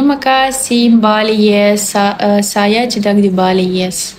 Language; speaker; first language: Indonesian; non-native, learner; Russian